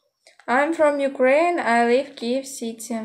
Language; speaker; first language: English; non-native, learner; Ukrainian